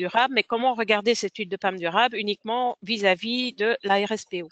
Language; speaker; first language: French; native; French